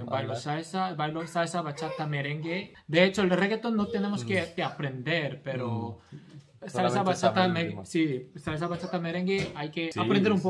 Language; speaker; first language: Spanish; non-native, fluent; Korean